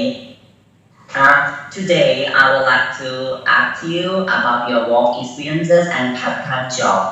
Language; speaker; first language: English; non-native, learner; Burmese